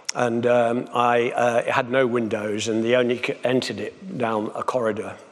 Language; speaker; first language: English; native; English